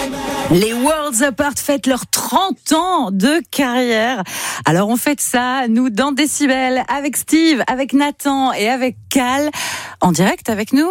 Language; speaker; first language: French; native; French